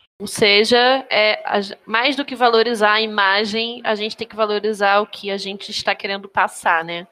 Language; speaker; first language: Portuguese; native; Portuguese